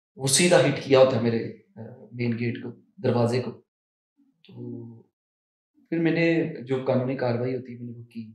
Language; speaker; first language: Urdu; non-native, local second language; Punjabi